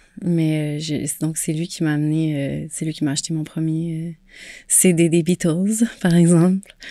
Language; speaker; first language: French; native; French